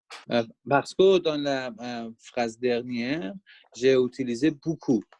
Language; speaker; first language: French; non-native, learner; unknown